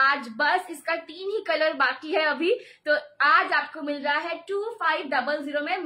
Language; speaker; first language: Hindi; non-native, local second language; Bangla